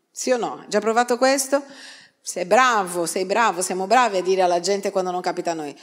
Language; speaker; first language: Italian; non-native, fluent; Portuguese